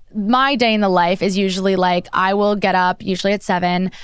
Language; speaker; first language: English; native; English